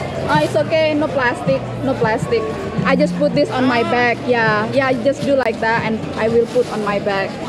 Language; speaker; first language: English; non-native, learner; Indonesian